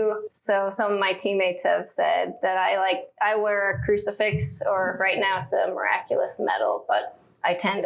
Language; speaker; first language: English; native; English